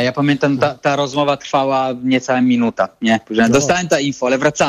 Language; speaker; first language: Polish; non-native, fluent; Italian